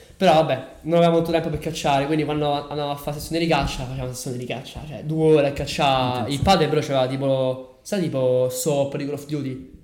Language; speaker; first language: Italian; native; Italian